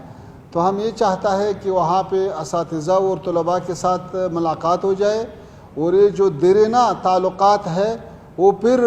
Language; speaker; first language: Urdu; non-native, fluent; Pashto